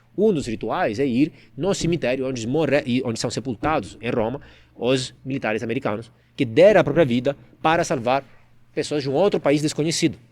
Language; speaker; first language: Portuguese; non-native, fluent; Italian